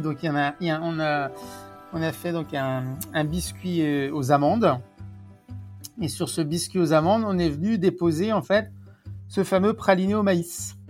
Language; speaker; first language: French; native; French